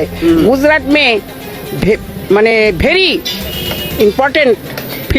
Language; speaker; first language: Hindi; non-native, local second language; Bangla